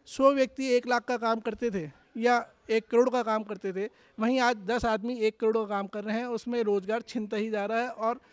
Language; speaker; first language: Hindi; native; Hindi